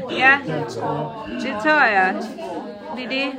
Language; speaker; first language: Danish; non-native, learner; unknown